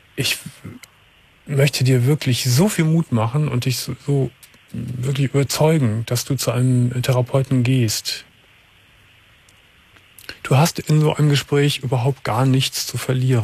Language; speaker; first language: German; native; German